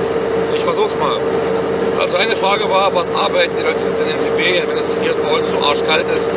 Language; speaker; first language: German; native; German